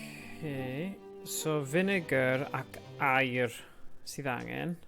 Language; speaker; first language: Welsh; native; Welsh